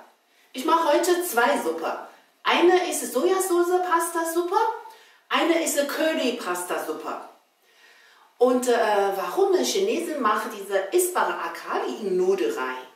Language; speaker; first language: German; non-native, learner; Chinese